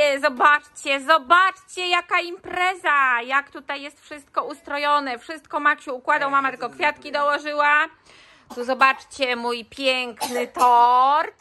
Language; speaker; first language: Polish; native; Polish